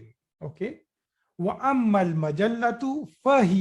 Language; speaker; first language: Arabic; non-native, fluent; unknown